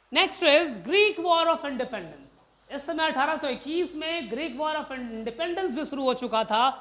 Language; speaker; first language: Hindi; native; Hindi